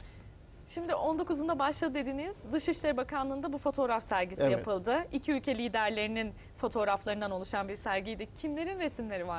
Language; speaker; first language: Turkish; native; Turkish